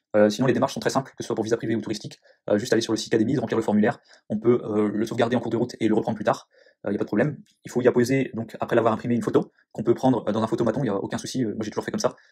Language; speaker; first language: French; native; French